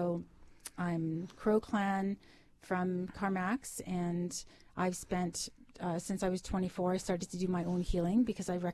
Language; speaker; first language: English; native; English